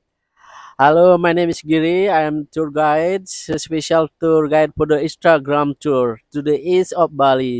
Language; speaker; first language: English; non-native, learner; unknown